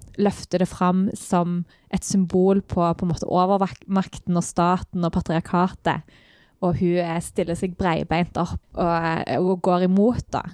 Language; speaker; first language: Norwegian; native; Norwegian